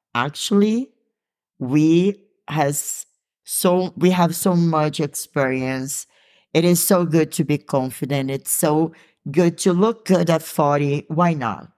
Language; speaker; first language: English; non-native, learner; Portuguese